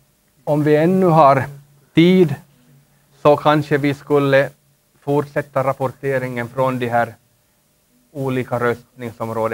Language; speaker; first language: Swedish; native; Swedish